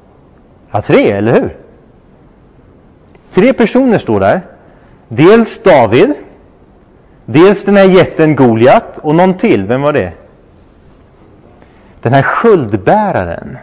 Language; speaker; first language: Swedish; non-native, fluent; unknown